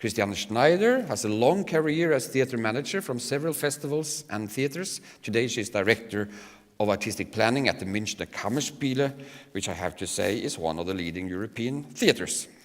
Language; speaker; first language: English; non-native, fluent; Norwegian